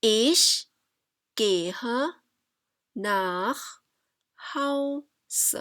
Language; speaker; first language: German; non-native, fluent; Thai